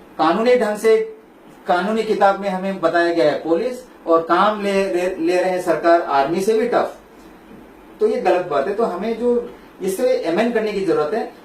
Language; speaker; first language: Hindi; non-native, local second language; Malayalam